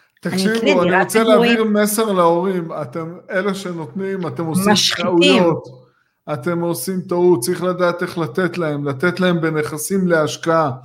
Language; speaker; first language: Hebrew; native; Hebrew